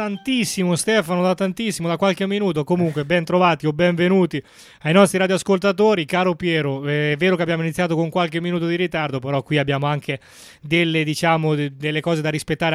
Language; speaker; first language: Italian; native; Italian